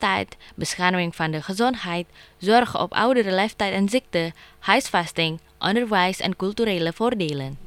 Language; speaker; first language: Dutch; non-native, fluent; Indonesian